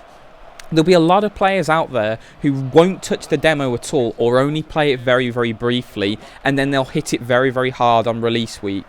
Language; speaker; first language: English; native; English